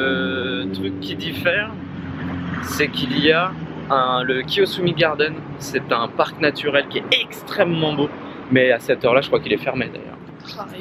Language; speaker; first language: French; native; French